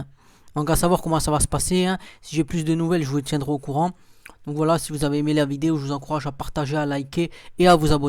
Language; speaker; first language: French; native; French